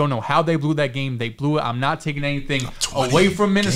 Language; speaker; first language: English; native; English